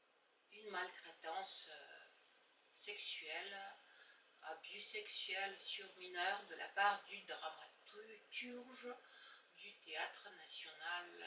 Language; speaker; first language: French; non-native, fluent; Bulgarian